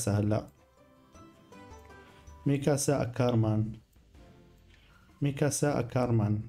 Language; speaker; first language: Arabic; native; Arabic